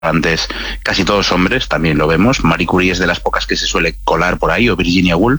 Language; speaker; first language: Spanish; native; Spanish